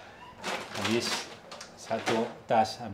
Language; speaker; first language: Indonesian; non-native, learner; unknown